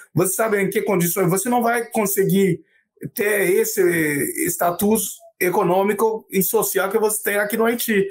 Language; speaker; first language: Portuguese; non-native, fluent; Haitian Creole